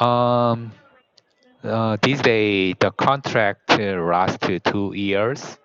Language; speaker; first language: English; non-native, learner; Korean